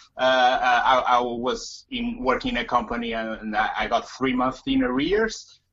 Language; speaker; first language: English; non-native, fluent; Portuguese